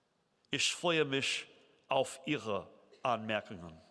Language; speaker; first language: German; non-native, fluent; English